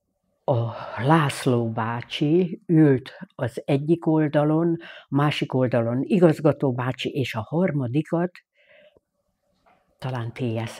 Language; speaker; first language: Hungarian; native; Hungarian